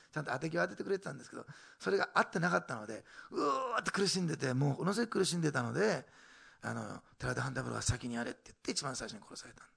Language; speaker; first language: Japanese; native; Japanese